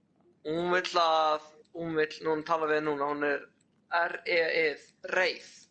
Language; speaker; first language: Icelandic; early bilingual, heritage; Icelandic